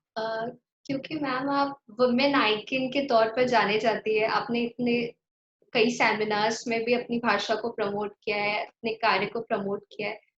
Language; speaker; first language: Hindi; native; Hindi